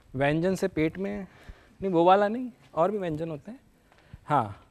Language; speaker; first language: Hindi; native; Hindi